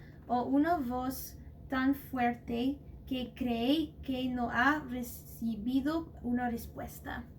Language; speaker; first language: Spanish; non-native, learner; English